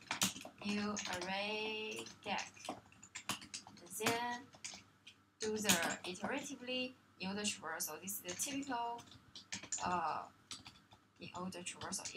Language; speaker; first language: English; non-native, fluent; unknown